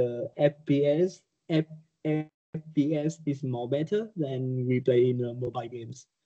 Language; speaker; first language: English; non-native, learner; Vietnamese